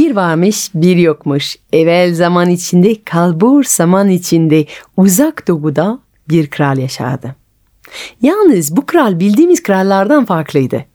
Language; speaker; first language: Turkish; non-native, fluent; French